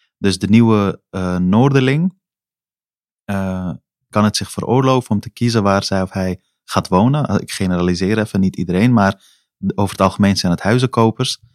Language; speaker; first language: Dutch; early bilingual, other home language; Persian